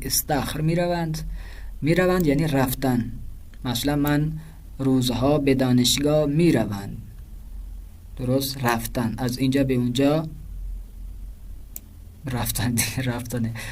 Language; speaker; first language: Persian; non-native, fluent; Urdu